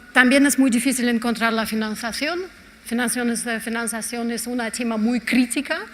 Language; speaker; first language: Spanish; non-native, fluent; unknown